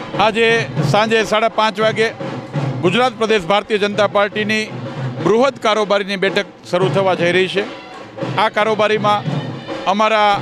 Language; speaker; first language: Gujarati; native; Gujarati